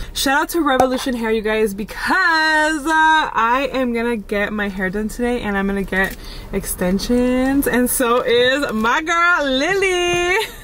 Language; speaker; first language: English; early bilingual, other home language; Spanish